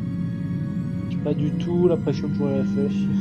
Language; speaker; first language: French; native; French